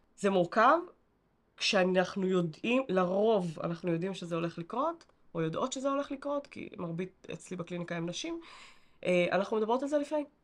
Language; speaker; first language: Hebrew; native; Hebrew